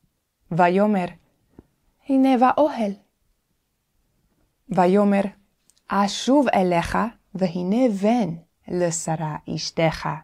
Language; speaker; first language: Hebrew; non-native, fluent; English